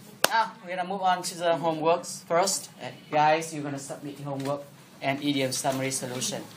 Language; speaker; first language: English; non-native, fluent; Vietnamese